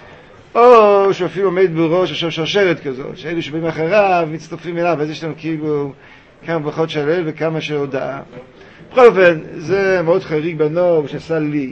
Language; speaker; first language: Hebrew; native; Hebrew